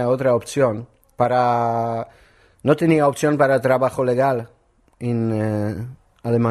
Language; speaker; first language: Spanish; non-native, learner; Polish